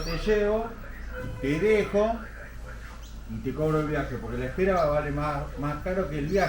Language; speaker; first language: Spanish; native; Spanish